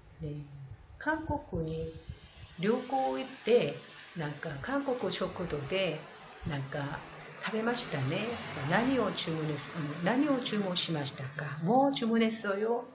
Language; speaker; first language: Japanese; non-native, fluent; Korean